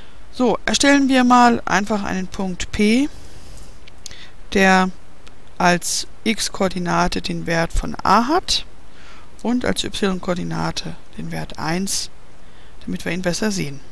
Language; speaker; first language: German; native; German